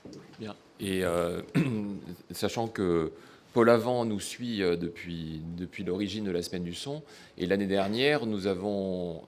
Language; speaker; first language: French; native; French